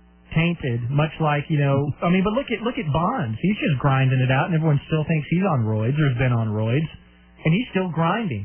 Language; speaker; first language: English; native; English